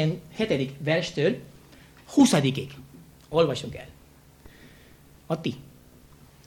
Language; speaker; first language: Hungarian; non-native, fluent; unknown